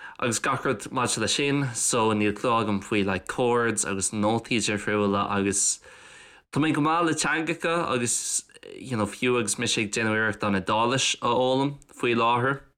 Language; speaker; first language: Irish; non-native, local second language; English